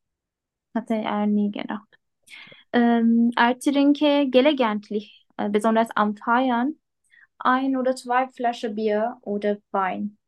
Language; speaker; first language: German; non-native, learner; Turkish